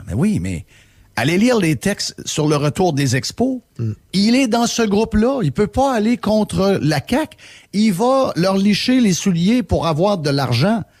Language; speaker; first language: French; native; French